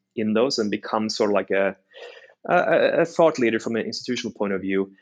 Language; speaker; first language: English; non-native, fluent; Norwegian